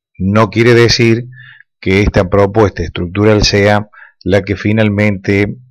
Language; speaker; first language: Spanish; native; Spanish